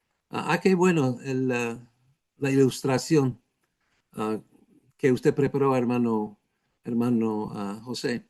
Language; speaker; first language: Spanish; non-native, fluent; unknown